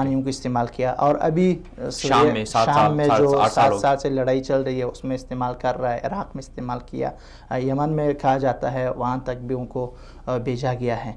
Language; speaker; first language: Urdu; non-native, fluent; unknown